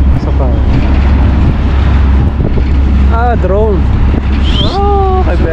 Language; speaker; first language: Italian; non-native, learner; Filipino